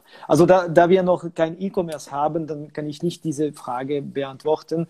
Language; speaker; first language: German; non-native, local second language; French